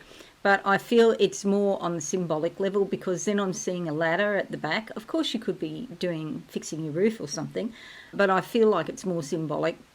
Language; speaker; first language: English; native; English